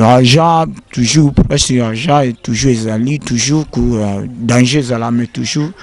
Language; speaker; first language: French; non-native, learner; Lingala